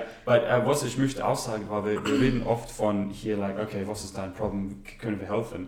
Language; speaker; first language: German; non-native, learner; English